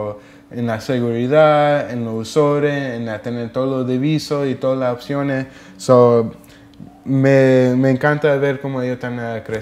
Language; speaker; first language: Spanish; early bilingual, heritage; English